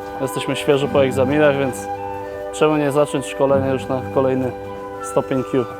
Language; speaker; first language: Polish; native; Polish